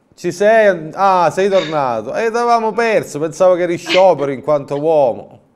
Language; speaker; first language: Italian; native; Italian